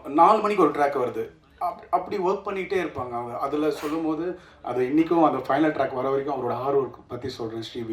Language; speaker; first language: Tamil; native; Tamil